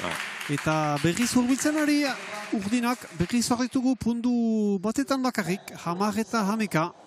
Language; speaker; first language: Basque; native; Basque